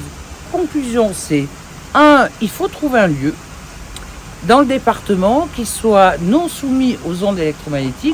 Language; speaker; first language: French; native; French